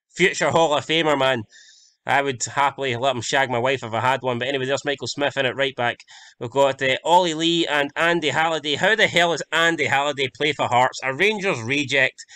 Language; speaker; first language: English; native; English